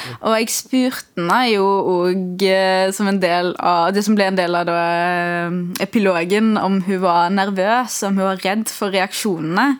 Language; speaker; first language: Norwegian; early bilingual, other home language; Arabic